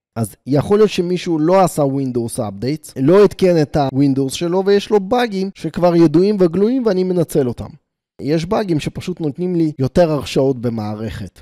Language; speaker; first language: Hebrew; native; Hebrew